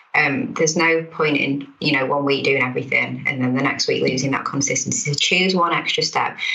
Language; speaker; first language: English; native; English